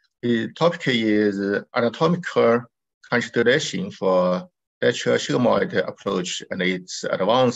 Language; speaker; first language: English; non-native, learner; Chinese